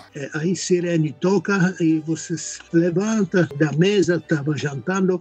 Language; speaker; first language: Portuguese; non-native, fluent; Czech